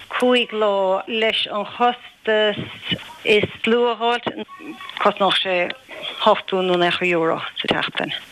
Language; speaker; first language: Irish; native; Irish